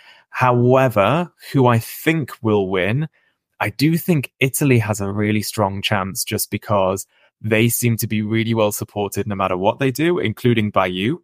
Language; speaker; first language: English; native; English